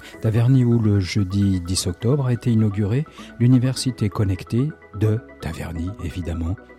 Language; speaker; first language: French; native; French